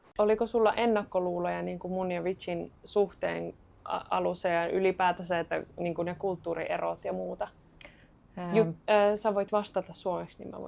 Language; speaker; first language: Finnish; native; Finnish